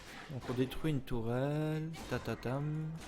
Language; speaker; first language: French; native; French